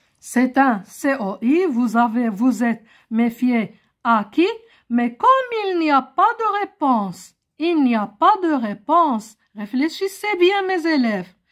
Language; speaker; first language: French; non-native, local second language; Arabic